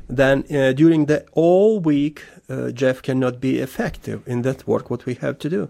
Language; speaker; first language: English; non-native, fluent; Latvian